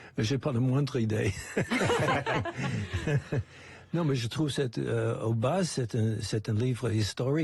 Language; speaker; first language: French; non-native, fluent; English